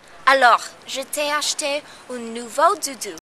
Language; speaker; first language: French; non-native, learner; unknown